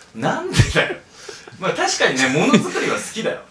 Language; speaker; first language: Japanese; native; Japanese